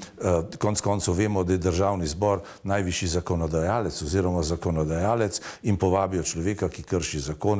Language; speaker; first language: Slovenian; native; Slovenian